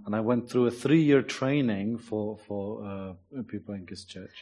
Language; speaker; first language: English; non-native, fluent; Czech